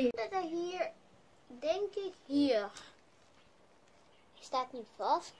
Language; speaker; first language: Dutch; early bilingual, other home language; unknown